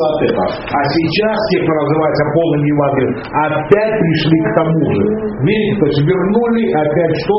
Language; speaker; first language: Russian; native; Russian